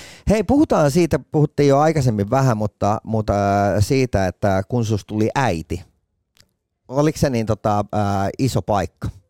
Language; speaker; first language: Finnish; native; Finnish